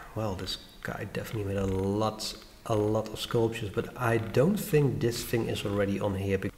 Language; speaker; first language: English; non-native, fluent; Dutch